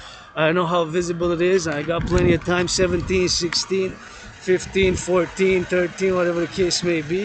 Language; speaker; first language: English; non-native, local second language; French